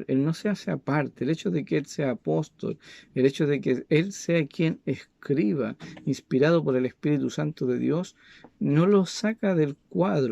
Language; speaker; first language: Spanish; native; Spanish